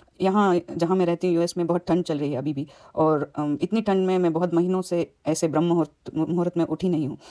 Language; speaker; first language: Hindi; non-native, local second language; Tamil